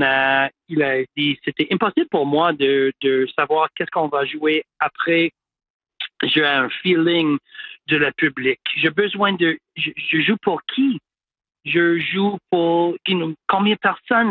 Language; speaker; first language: French; non-native, local second language; English